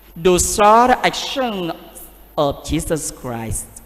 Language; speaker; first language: English; non-native, learner; Vietnamese